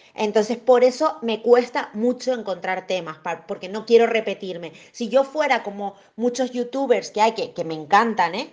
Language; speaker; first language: Spanish; native; Spanish